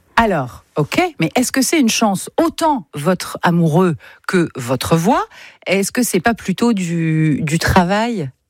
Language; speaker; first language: French; native; French